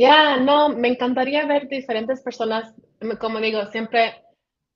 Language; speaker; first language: Spanish; early bilingual, heritage; Spanish